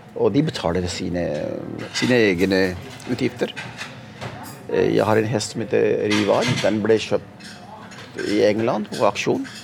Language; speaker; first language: Norwegian; early bilingual, other home language; Punjabi